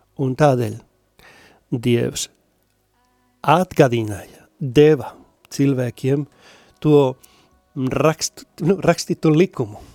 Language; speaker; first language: Latvian; non-native, learner; Spanish